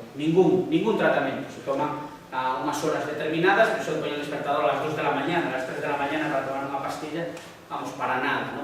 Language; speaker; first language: Spanish; non-native, local second language; Galician